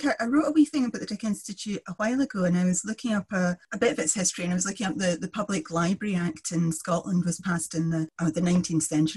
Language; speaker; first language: English; native; English